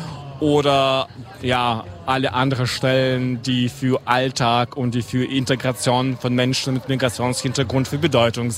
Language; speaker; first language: German; non-native, fluent; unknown